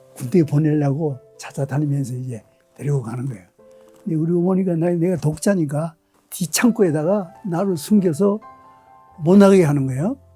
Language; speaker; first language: Korean; early bilingual, other home language; Japanese